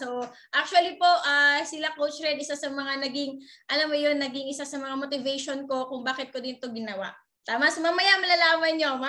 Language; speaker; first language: Filipino; non-native, local second language; Waray